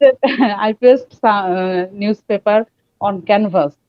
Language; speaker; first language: English; non-native, learner; Bangla